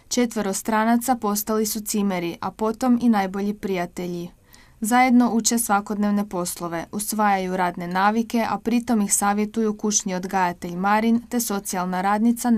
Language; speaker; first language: Croatian; native; Croatian